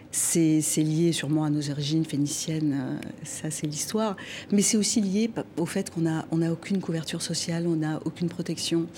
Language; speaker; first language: French; non-native, local second language; Arabic